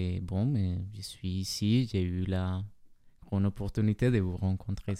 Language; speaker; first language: French; non-native, learner; Spanish